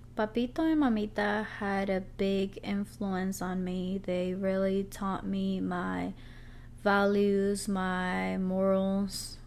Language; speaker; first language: English; early bilingual, other home language; Spanish